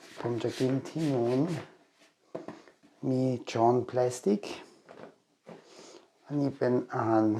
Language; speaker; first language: Thai; non-native, learner; German